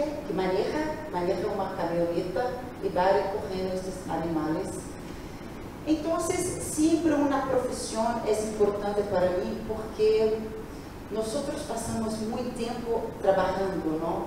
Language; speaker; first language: Spanish; non-native, learner; Portuguese